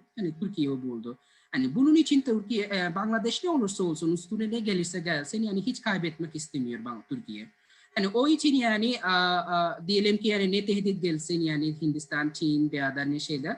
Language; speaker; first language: Turkish; non-native, learner; Bangla